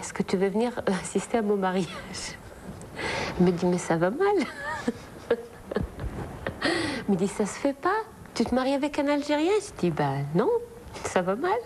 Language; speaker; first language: French; non-native, local second language; Arabic